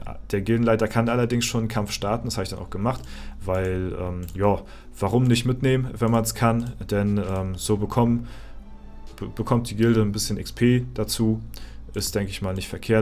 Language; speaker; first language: German; native; German